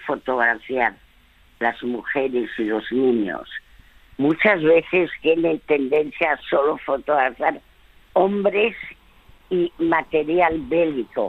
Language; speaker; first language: Spanish; early bilingual, other home language; French